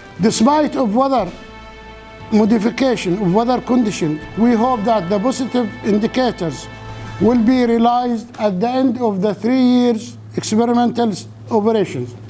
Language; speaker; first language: English; non-native, local second language; Arabic